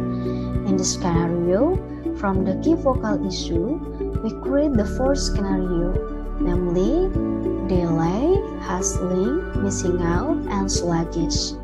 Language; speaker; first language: English; non-native, learner; Indonesian